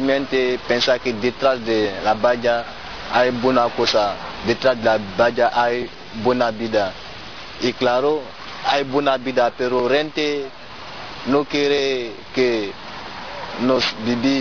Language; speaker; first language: Spanish; non-native, learner; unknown